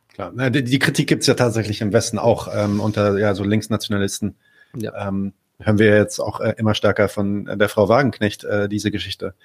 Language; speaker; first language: German; native; German